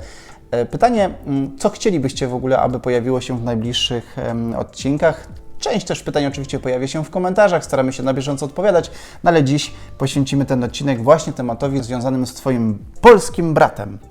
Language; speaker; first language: Polish; native; Polish